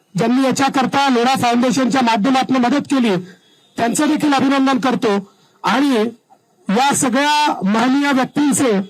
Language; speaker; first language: Marathi; native; Marathi